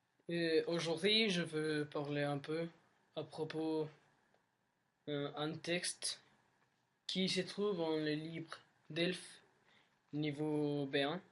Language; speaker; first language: French; non-native, learner; Spanish